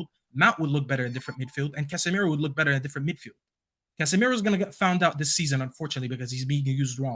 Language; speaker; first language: English; native; English